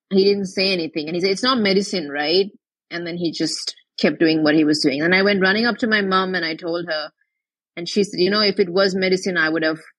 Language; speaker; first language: English; non-native, local second language; Tamil